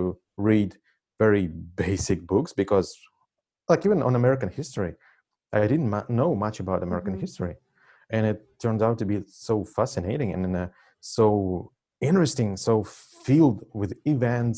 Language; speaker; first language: English; non-native, fluent; Russian